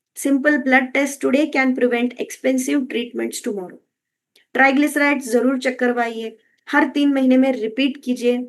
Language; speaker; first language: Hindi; non-native, local second language; Kannada